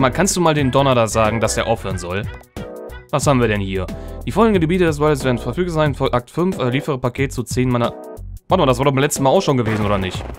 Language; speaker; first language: German; native; German